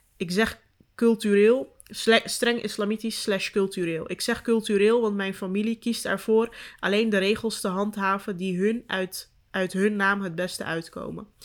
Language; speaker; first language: Dutch; early bilingual, other home language; Turkish